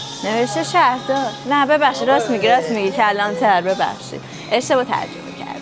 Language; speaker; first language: Persian; native; Persian